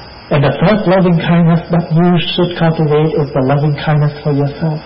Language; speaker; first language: English; non-native, fluent; Vietnamese